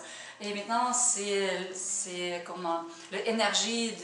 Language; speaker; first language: French; non-native, learner; Russian